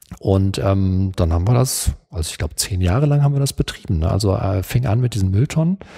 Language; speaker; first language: German; native; German